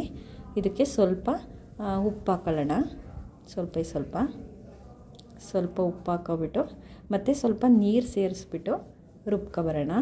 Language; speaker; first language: Kannada; native; Kannada